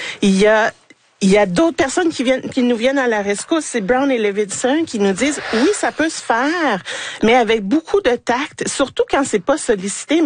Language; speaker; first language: French; native; French